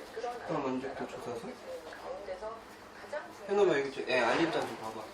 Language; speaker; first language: Korean; native; Korean